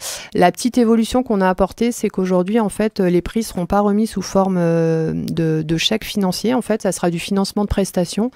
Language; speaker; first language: French; native; French